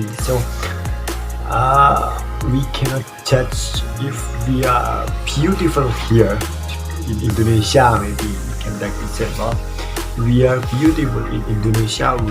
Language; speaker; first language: English; non-native, learner; Indonesian